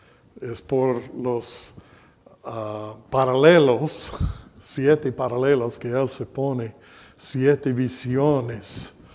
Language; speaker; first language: Spanish; non-native, fluent; English